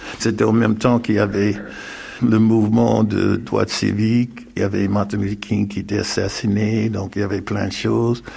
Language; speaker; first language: French; non-native, fluent; English